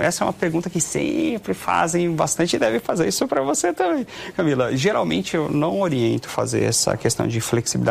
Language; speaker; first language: Portuguese; native; Portuguese